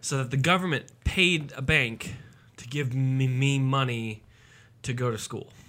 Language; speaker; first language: English; native; English